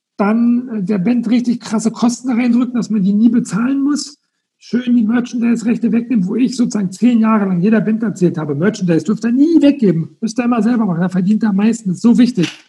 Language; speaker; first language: German; native; German